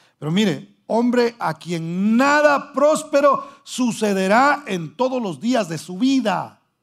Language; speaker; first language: Spanish; early bilingual, heritage; Spanish